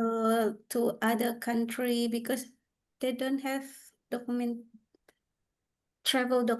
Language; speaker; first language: English; non-native, learner; Indonesian